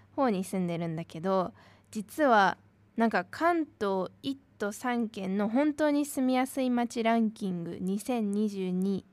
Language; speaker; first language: Japanese; native; Japanese